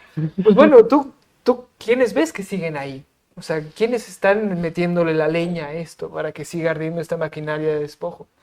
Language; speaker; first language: Spanish; native; Spanish